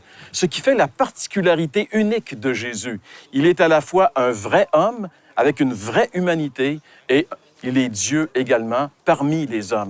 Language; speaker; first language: French; native; French